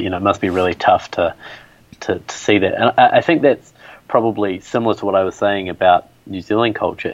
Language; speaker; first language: English; native; English